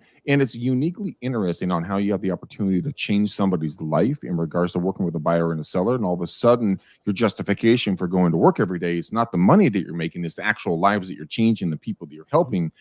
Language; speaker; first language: English; native; English